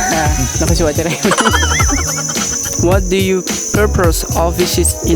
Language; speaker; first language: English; non-native, learner; Lao